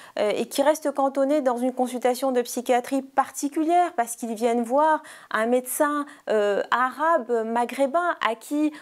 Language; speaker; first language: French; non-native, local second language; Arabic